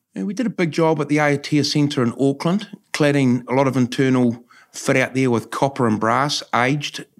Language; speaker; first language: English; native; English